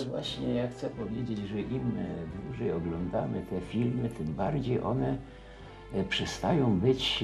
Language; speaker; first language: Polish; native; Polish